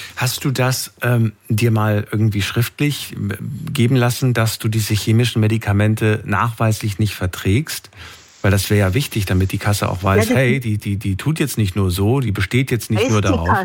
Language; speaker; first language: German; native; German